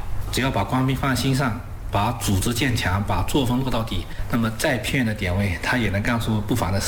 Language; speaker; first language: Chinese; native; Chinese